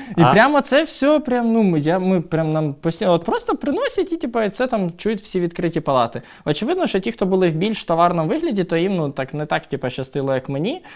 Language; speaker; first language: Ukrainian; non-native, local second language; Russian